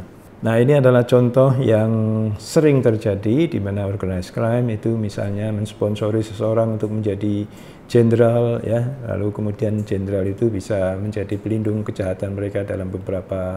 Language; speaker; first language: Indonesian; native; Indonesian